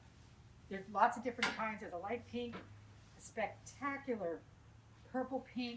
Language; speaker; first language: English; native; English